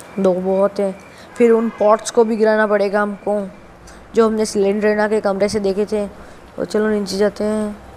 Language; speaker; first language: Hindi; non-native, local second language; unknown